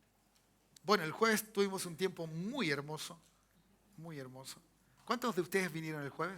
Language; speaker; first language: Spanish; native; Spanish